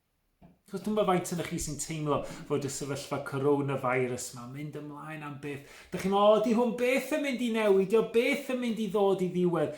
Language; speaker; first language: Welsh; native; Welsh